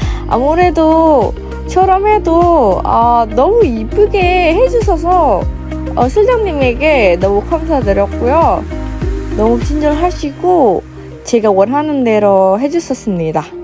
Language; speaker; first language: Korean; non-native, fluent; Indonesian